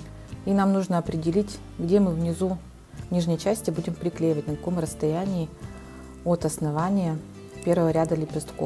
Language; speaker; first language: Russian; native; Russian